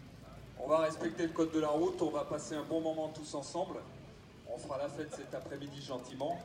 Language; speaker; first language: French; native; French